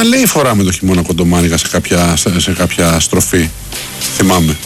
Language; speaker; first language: Greek; native; Greek